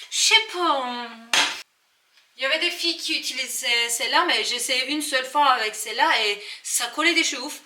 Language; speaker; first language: French; non-native, learner; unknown